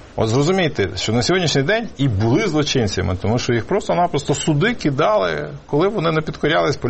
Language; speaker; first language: Ukrainian; native; Ukrainian